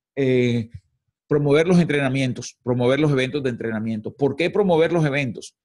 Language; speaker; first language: Spanish; native; Spanish